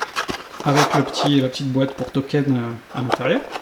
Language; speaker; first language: French; native; French